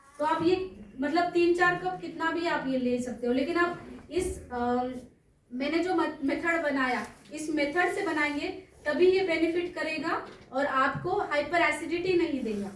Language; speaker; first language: Hindi; non-native, local second language; Marathi